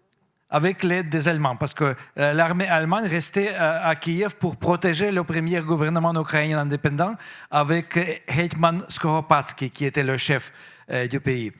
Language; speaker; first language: French; non-native, fluent; Russian